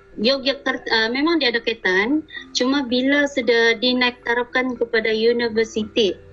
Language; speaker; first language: Malay; native; Malay